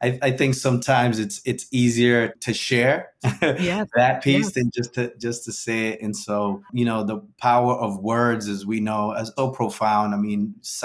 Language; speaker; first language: English; native; English